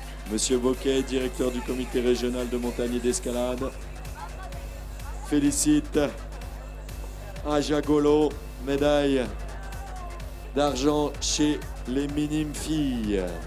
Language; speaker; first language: French; native; French